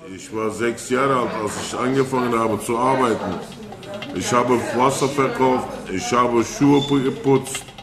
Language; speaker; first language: German; non-native, fluent; Turkish